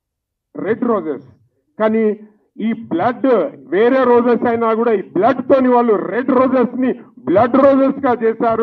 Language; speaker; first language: Telugu; native; Telugu